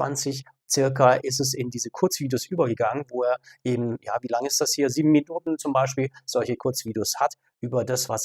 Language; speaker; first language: German; native; German